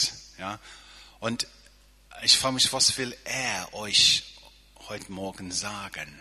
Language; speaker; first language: German; non-native, fluent; English